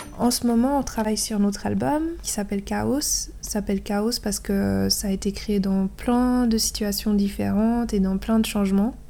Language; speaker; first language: French; native; French